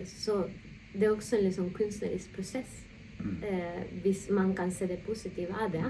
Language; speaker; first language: Norwegian; non-native, fluent; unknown